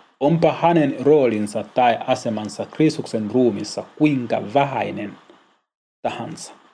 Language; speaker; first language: Finnish; non-native, learner; Swahili